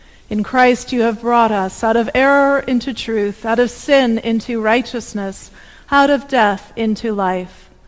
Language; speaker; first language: English; native; English